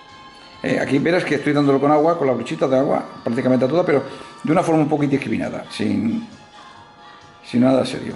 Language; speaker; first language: Spanish; native; Spanish